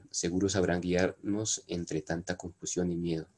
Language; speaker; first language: Spanish; non-native, local second language; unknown